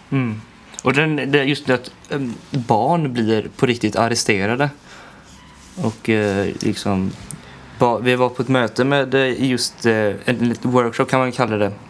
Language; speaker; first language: Swedish; native; Swedish